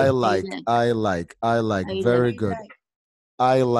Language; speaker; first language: English; non-native, fluent; Spanish